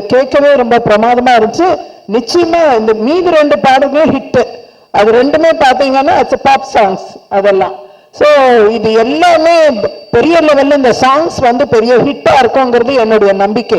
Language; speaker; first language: Tamil; native; Tamil